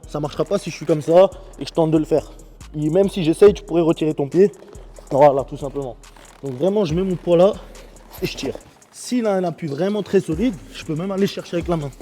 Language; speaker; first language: French; early bilingual, other home language; Chechen